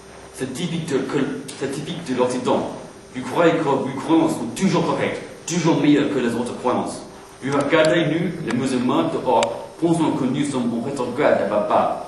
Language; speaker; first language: French; non-native, learner; English